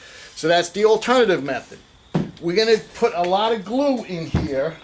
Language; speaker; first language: English; native; English